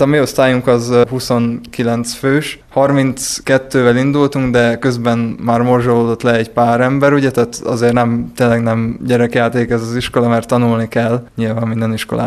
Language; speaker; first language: Hungarian; native; Hungarian